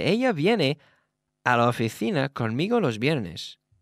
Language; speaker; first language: Spanish; non-native, fluent; English